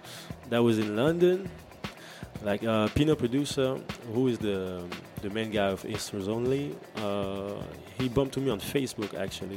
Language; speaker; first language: English; non-native, fluent; French